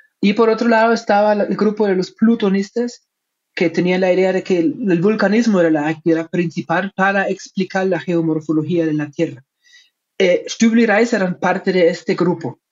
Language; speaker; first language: Spanish; non-native, fluent; German